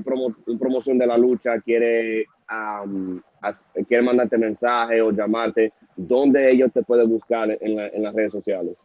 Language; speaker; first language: Spanish; early bilingual, heritage; Spanish